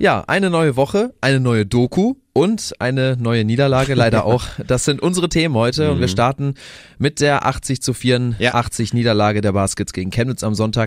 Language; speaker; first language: German; native; German